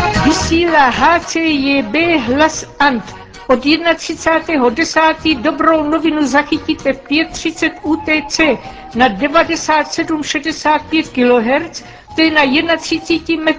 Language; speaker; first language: Czech; native; Czech